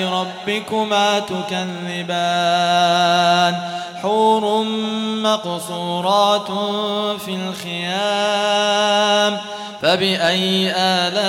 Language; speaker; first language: Arabic; native; Arabic